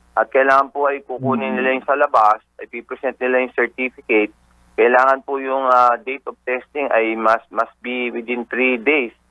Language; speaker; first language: Filipino; native; Filipino